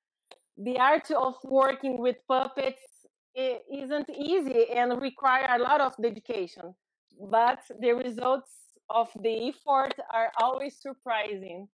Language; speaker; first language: English; non-native, learner; Portuguese